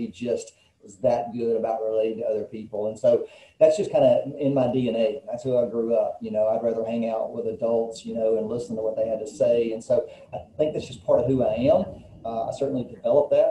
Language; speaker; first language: English; native; English